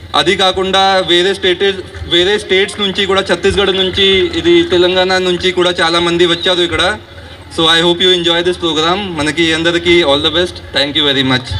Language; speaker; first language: Telugu; non-native, learner; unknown